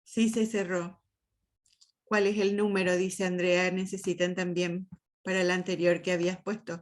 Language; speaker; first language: Spanish; native; Spanish